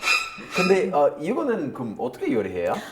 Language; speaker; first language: Korean; non-native, learner; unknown